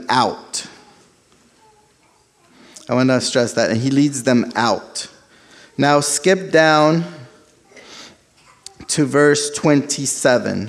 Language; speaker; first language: English; early bilingual, other home language; Spanish